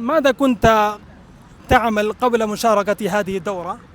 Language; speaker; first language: Arabic; non-native, fluent; Urdu